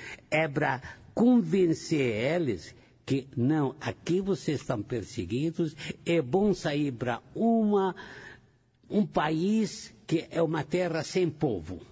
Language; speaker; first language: Portuguese; non-native, fluent; Arabic